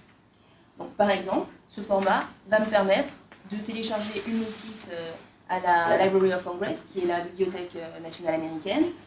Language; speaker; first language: French; native; French